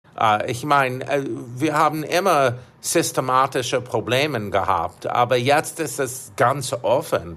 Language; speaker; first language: German; non-native, fluent; English